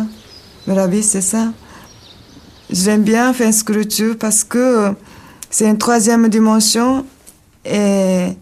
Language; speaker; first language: French; non-native, learner; Japanese